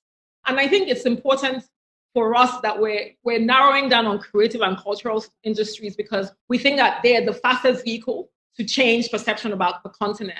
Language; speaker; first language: English; non-native, local second language; Igbo